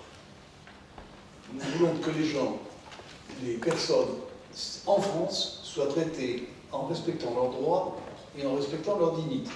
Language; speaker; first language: French; native; French